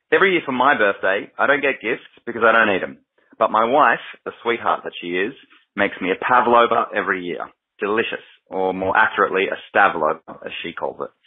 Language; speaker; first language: English; native; English